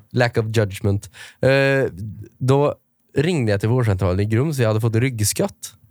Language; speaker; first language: Swedish; native; Swedish